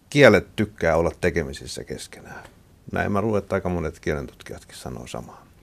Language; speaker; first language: Finnish; native; Finnish